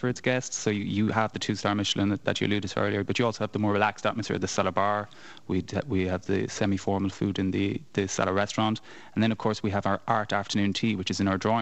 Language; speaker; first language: English; native; English